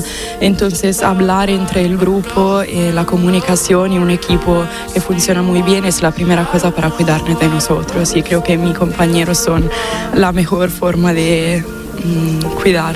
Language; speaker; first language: Spanish; non-native, fluent; Italian